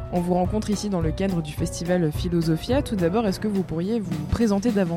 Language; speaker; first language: French; native; French